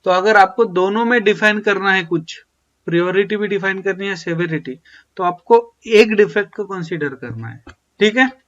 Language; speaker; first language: Hindi; non-native, local second language; Marathi